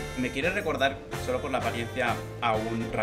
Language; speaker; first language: Spanish; native; Spanish